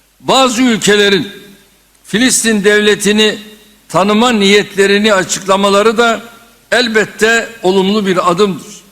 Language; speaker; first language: Turkish; native; Turkish